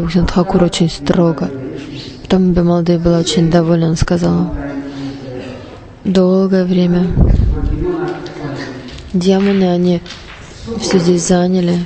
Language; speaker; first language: Russian; non-native, learner; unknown